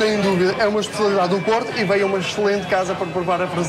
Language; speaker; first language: Portuguese; native; Portuguese